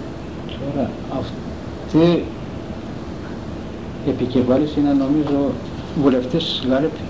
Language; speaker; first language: Greek; non-native, local second language; Turkish